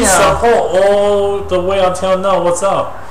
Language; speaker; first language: English; non-native, learner; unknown